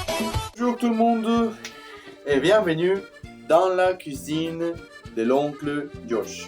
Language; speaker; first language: French; non-native, learner; Spanish